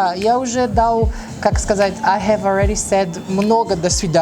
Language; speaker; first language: Russian; non-native, learner; Portuguese